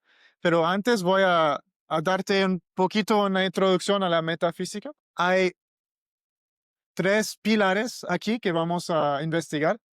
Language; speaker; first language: Spanish; non-native, learner; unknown